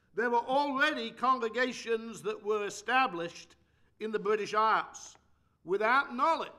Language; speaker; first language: English; native; English